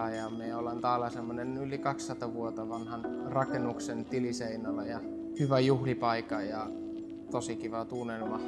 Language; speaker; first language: Finnish; non-native, fluent; German